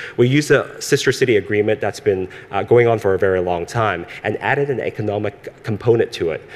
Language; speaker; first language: English; early bilingual, other home language; Cantonese